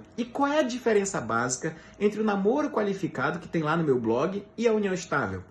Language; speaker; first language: Portuguese; native; Portuguese